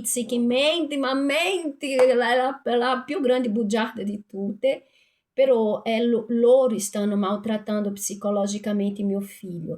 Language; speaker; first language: Italian; non-native, fluent; Portuguese